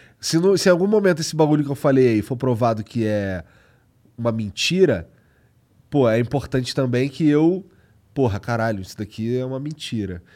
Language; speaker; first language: Portuguese; native; Portuguese